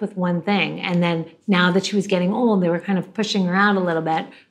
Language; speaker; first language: English; native; English